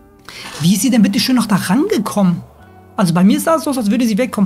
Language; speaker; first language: German; native; German